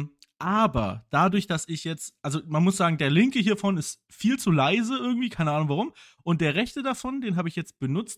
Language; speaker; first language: German; native; German